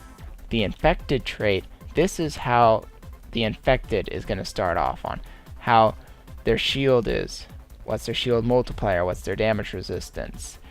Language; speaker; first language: English; native; English